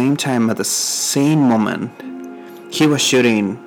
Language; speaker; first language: English; non-native, fluent; Spanish